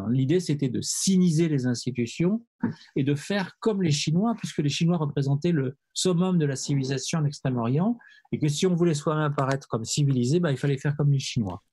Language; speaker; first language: French; native; French